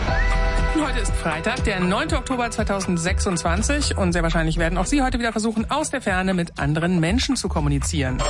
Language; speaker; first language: German; native; German